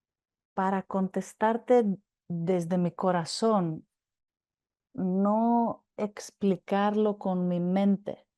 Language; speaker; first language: Spanish; non-native, fluent; Greek